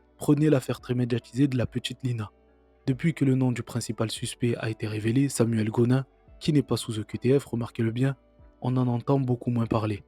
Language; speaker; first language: French; native; French